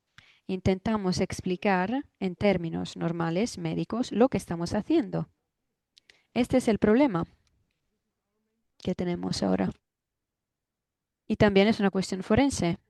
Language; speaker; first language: Spanish; non-native, fluent; German